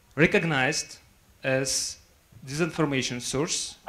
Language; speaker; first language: English; non-native, fluent; Russian